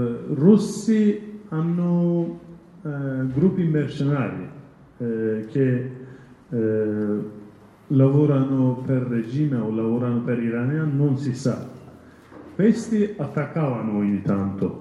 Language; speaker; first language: Italian; non-native, learner; Kurdish